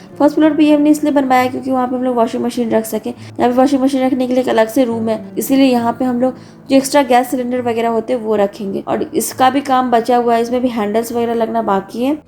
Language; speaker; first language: Hindi; native; Hindi